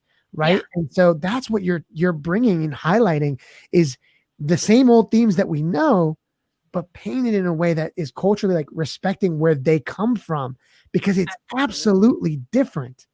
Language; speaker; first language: English; native; English